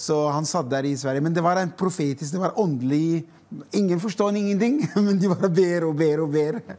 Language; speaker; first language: Swedish; non-native, fluent; Arabic